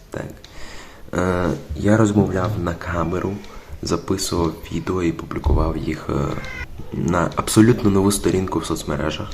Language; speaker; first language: Ukrainian; native; Ukrainian